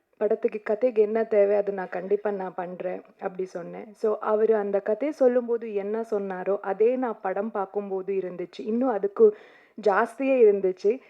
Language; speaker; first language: Tamil; non-native, learner; Kannada